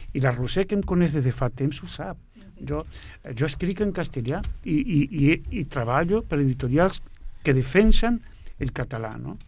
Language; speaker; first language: Catalan; non-native, fluent; Portuguese